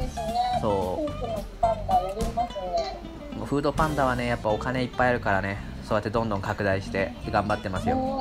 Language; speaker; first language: Japanese; native; Japanese